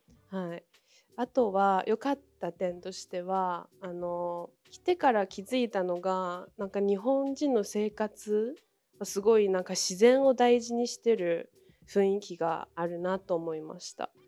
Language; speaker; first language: Japanese; non-native, fluent; Chinese